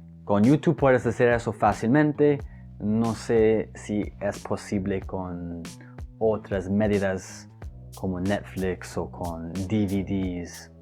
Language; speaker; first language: Spanish; non-native, fluent; English